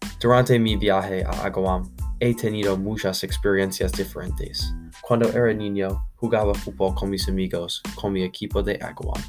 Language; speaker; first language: Spanish; non-native, learner; English